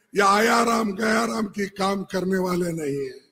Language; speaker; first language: Hindi; non-native, local second language; Kannada